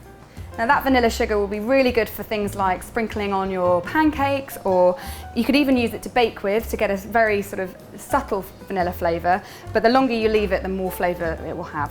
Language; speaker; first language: English; native; English